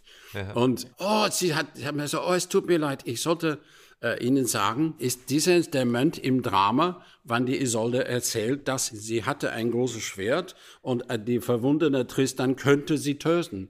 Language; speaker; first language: German; non-native, fluent; English